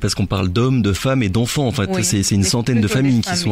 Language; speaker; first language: French; native; French